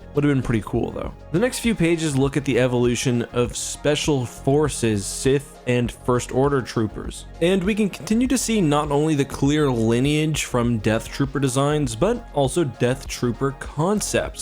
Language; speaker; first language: English; native; English